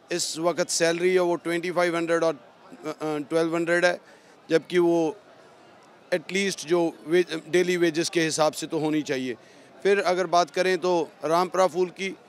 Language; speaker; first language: Hindi; non-native, local second language; Punjabi